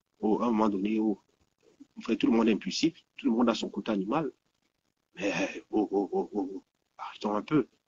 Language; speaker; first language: French; native; French